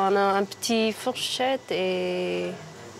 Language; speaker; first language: French; non-native, learner; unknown